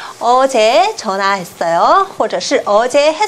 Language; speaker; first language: Korean; non-native, fluent; Chinese